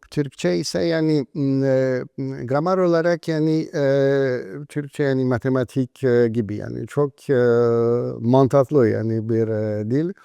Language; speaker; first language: Turkish; non-native, fluent; Polish